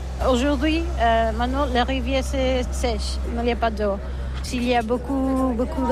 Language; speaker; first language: French; non-native, learner; Catalan